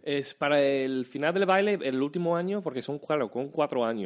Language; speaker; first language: Spanish; non-native, fluent; English